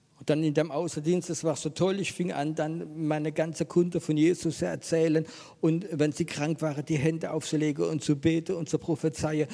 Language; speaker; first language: German; non-native, fluent; French